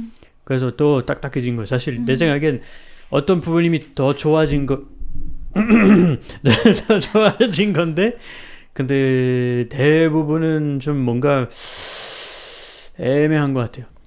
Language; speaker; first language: Korean; non-native, fluent; French